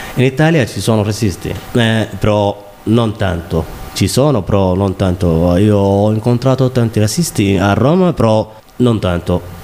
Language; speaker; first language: Italian; non-native, learner; Somali